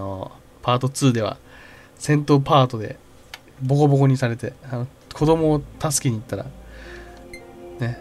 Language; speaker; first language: Japanese; native; Japanese